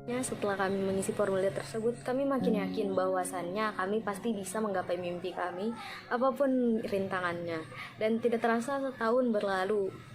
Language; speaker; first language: Indonesian; native; Indonesian